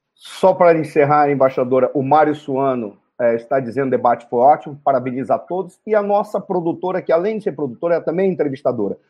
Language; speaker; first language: Portuguese; native; Portuguese